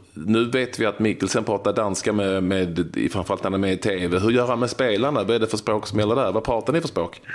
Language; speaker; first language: Swedish; native; Swedish